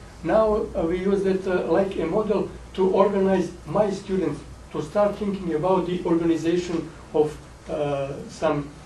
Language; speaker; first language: English; non-native, fluent; Serbian